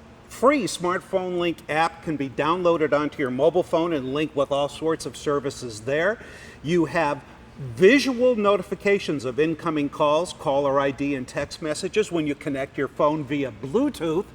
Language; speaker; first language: English; native; English